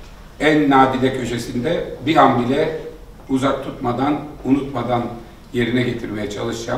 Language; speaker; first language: Turkish; native; Turkish